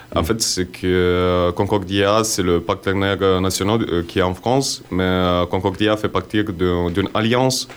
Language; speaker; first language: French; non-native, fluent; Romanian